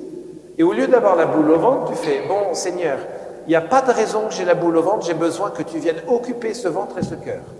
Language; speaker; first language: French; native; French